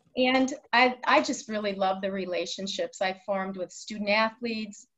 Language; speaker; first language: English; native; English